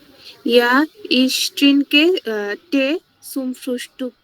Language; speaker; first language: German; non-native, learner; Bangla